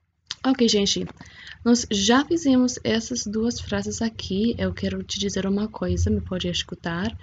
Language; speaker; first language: Portuguese; non-native, fluent; English